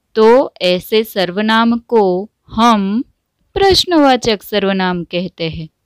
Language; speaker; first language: Hindi; non-native, local second language; Gujarati